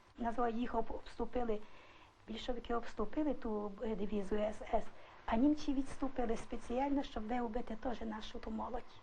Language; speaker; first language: Ukrainian; native; Ukrainian